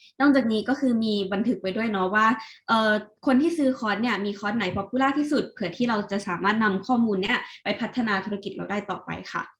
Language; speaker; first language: Thai; native; Thai